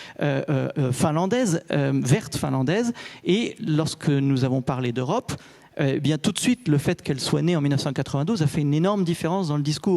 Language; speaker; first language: French; native; French